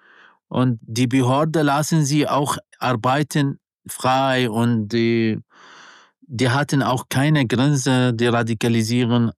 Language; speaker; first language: German; non-native, learner; Arabic